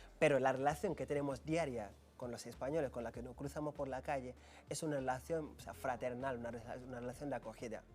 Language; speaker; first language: Spanish; non-native, fluent; Wolof